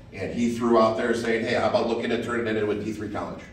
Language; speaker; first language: English; native; English